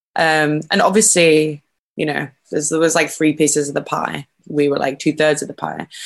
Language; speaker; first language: English; native; English